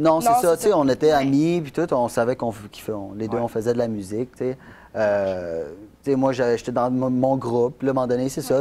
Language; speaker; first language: French; native; French